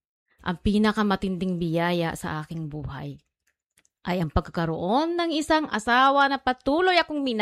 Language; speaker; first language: Filipino; non-native, local second language; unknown